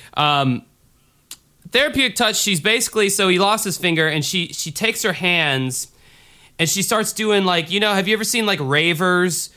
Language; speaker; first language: English; native; English